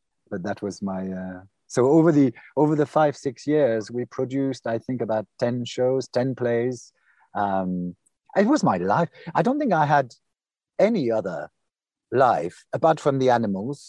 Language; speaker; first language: English; non-native, fluent; French